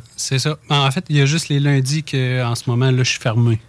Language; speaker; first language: French; native; French